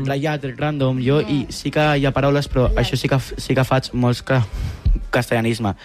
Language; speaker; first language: Catalan; non-native, local second language; Spanish